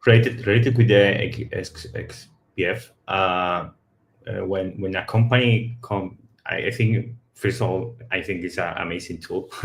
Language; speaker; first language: English; non-native, learner; Spanish